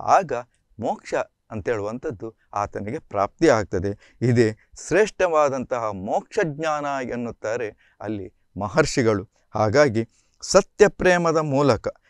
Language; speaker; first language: Kannada; native; Kannada